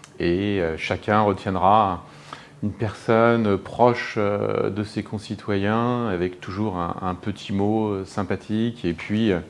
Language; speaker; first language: French; native; French